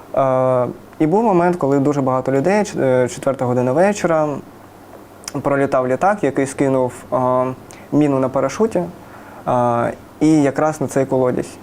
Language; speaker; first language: Ukrainian; native; Ukrainian